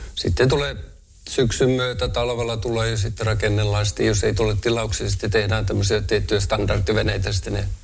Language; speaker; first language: Finnish; non-native, local second language; Northern Sami